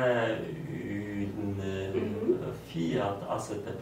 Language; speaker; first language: French; non-native, learner; Polish